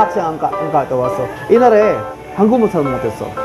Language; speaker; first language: Korean; non-native, learner; Filipino